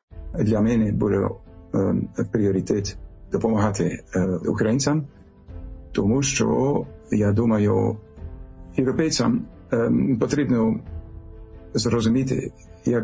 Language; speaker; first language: Ukrainian; non-native, learner; French